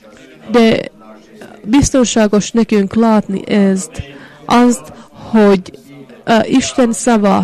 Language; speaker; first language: Hungarian; non-native, fluent; Finnish